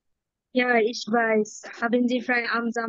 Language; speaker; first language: German; non-native, learner; Bangla